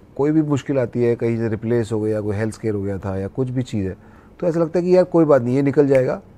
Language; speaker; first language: Hindi; native; Hindi